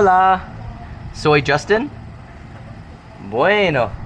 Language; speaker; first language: Spanish; non-native, learner; English